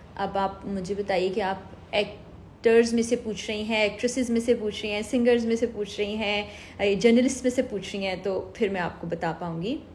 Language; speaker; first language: Urdu; native; Urdu